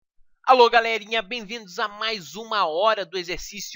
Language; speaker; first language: Portuguese; native; Portuguese